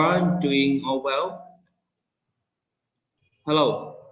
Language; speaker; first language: English; non-native, fluent; Vietnamese